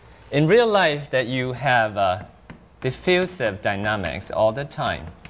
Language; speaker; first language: English; non-native, fluent; Chinese